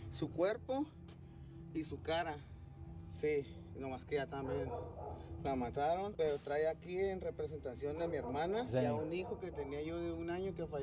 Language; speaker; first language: Spanish; native; Spanish